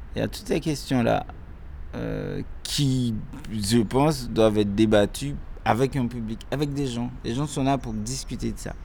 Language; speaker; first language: French; non-native, local second language; Haitian Creole